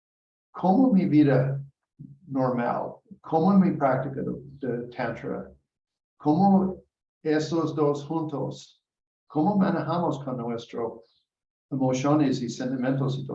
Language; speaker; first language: Spanish; non-native, learner; English